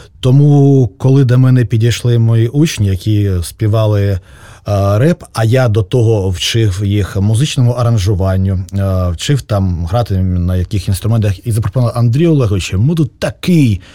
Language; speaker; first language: Ukrainian; native; Ukrainian